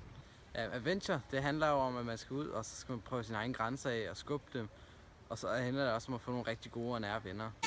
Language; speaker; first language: Danish; native; Danish